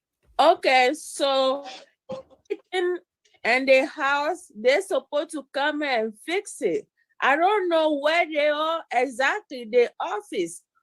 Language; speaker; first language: English; non-native, learner; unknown